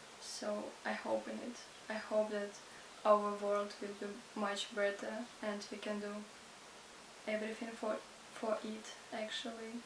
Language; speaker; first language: English; non-native, learner; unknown